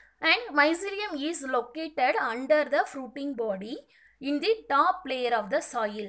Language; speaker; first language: English; non-native, local second language; Tamil